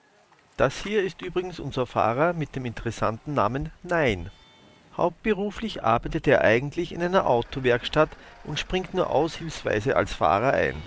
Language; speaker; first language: German; native; German